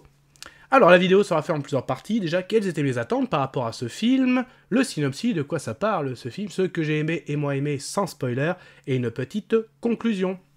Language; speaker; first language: French; native; French